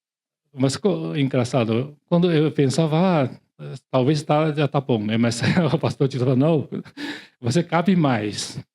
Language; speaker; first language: Portuguese; non-native, learner; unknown